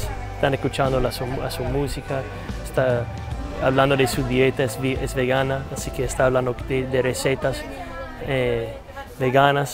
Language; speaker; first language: Spanish; non-native, fluent; English